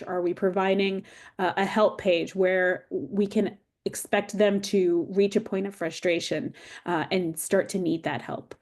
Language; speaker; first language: English; native; English